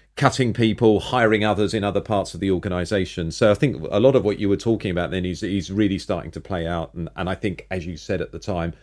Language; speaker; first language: English; native; English